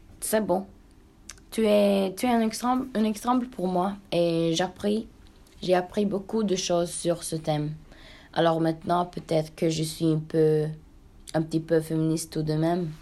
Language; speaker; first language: French; non-native, learner; Norwegian